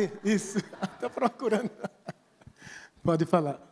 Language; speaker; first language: Portuguese; native; Portuguese